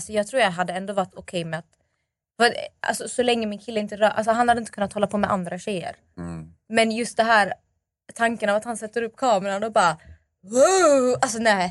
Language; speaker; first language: Swedish; native; Swedish